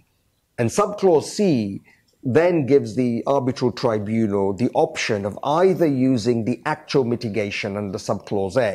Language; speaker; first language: English; native; English